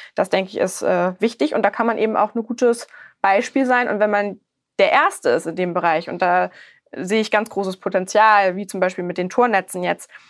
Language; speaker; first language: German; native; German